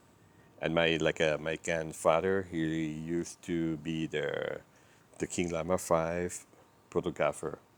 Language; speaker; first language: English; non-native, learner; Thai